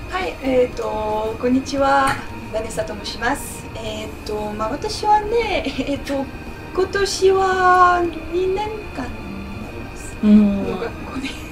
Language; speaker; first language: Japanese; non-native, learner; French